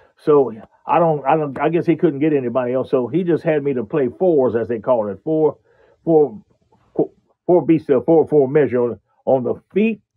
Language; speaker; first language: English; native; English